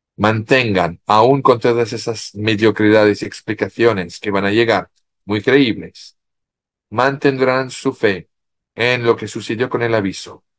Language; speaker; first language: Spanish; non-native, fluent; French